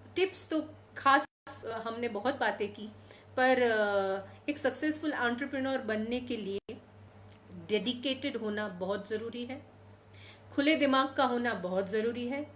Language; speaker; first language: Hindi; non-native, local second language; Gujarati